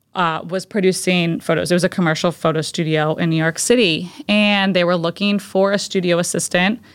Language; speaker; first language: English; native; English